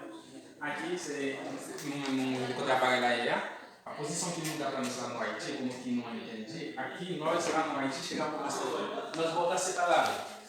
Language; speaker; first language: Portuguese; non-native, learner; Haitian Creole